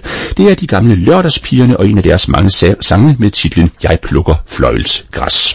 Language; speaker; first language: Danish; native; Danish